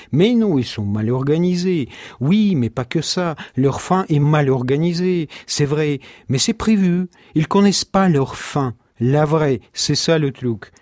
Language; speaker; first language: French; non-native, fluent; Russian